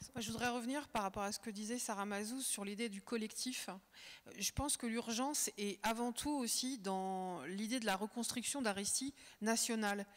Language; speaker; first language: French; early bilingual, other home language; Kabyle